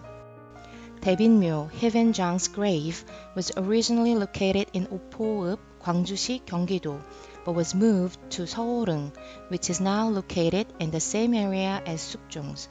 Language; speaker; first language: English; non-native, fluent; Korean